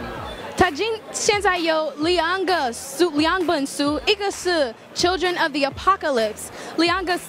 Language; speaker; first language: Chinese; non-native, learner; English